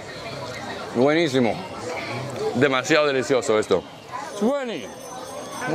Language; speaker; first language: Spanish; early bilingual, heritage; Spanish